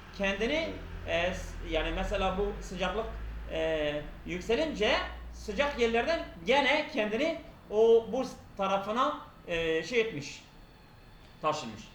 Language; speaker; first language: Turkish; non-native, local second language; Kurdish